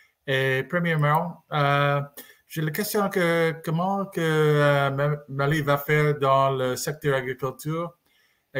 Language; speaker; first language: French; non-native, learner; English